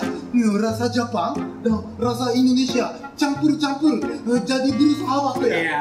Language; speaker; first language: Indonesian; non-native, learner; Japanese